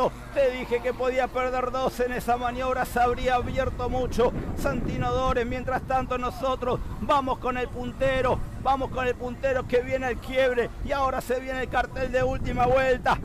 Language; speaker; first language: Spanish; native; Spanish